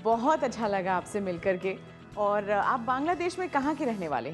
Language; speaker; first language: Hindi; native; Hindi